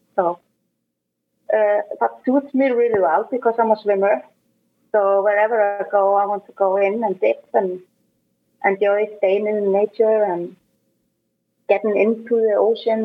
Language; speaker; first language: English; non-native, fluent; Icelandic